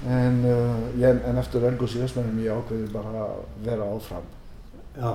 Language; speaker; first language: Icelandic; non-native, fluent; French